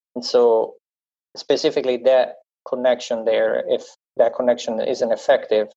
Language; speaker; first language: English; non-native, fluent; Italian